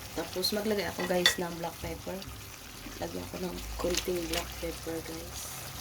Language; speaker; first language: Filipino; non-native, local second language; Cebuano